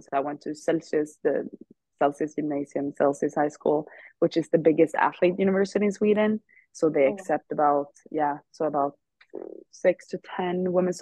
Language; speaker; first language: English; non-native, fluent; Swedish